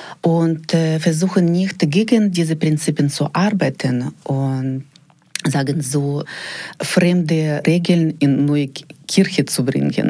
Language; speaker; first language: German; non-native, fluent; Ukrainian